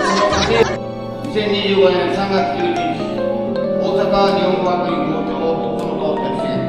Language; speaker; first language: Japanese; native; Japanese